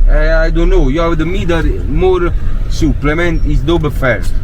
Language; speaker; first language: English; non-native, learner; Italian